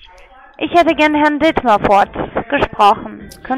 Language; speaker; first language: German; non-native, learner; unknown